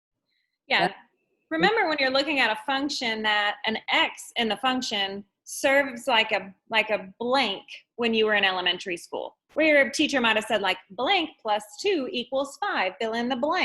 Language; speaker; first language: English; native; English